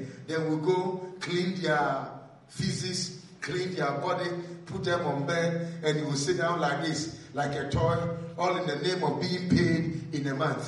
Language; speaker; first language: English; non-native, local second language; Akan